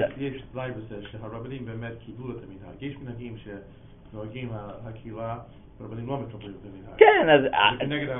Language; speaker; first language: Hebrew; non-native, fluent; English